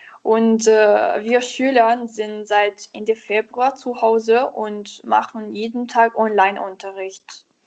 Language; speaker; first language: German; non-native, learner; Italian